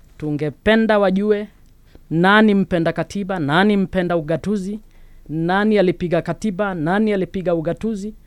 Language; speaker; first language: Swahili; non-native, local second language; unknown